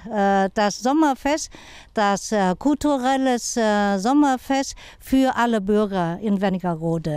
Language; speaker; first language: German; non-native, fluent; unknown